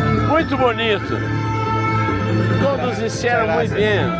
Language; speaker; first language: Spanish; non-native, learner; Portuguese